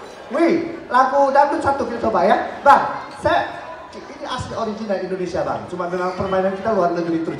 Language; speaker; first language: Indonesian; non-native, local second language; Min Nan Chinese